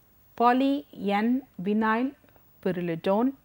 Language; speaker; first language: English; non-native, local second language; Tamil